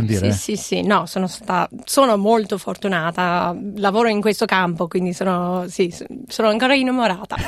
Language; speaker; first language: Italian; non-native, fluent; English